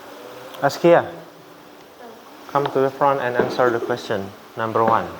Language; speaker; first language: English; non-native, fluent; Indonesian